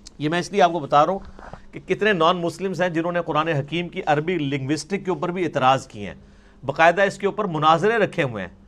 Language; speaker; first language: Urdu; non-native, local second language; Punjabi